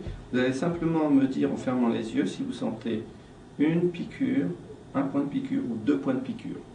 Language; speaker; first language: French; native; French